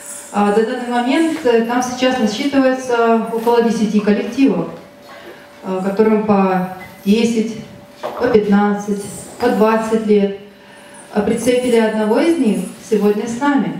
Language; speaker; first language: Russian; native; Russian